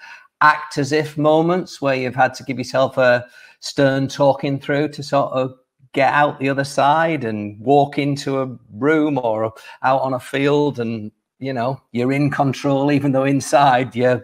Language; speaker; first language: English; native; English